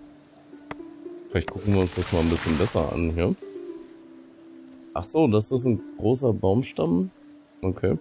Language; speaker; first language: German; native; German